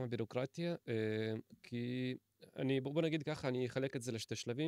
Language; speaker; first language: Hebrew; native; Hebrew